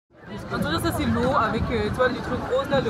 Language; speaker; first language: French; native; French